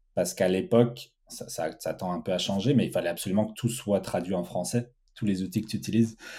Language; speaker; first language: French; early bilingual, other home language; Portuguese